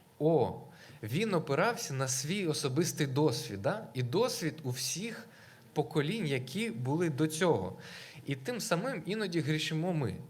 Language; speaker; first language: Ukrainian; non-native, local second language; Russian